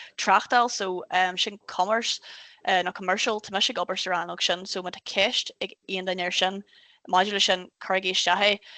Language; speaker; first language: Irish; native; Irish